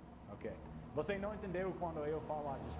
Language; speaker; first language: Portuguese; non-native, learner; English